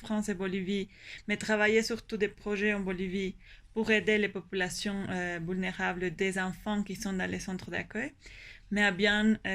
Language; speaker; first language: French; non-native, fluent; Spanish